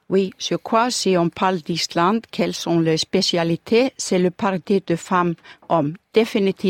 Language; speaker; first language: French; non-native, learner; Icelandic